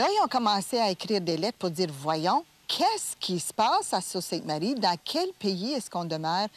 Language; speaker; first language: French; native; French